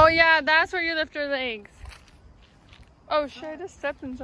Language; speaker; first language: English; native; English